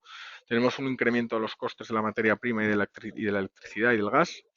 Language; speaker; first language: Spanish; native; Spanish